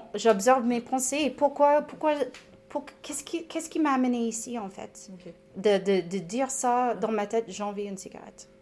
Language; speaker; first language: French; non-native, fluent; English